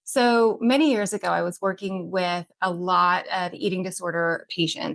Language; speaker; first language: English; native; English